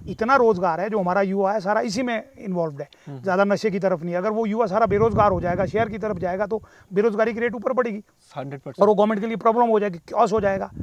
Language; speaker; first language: Hindi; native; Hindi